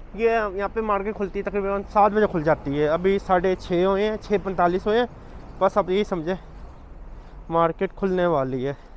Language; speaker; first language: Urdu; non-native, local second language; Punjabi